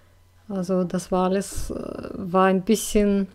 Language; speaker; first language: German; non-native, fluent; Russian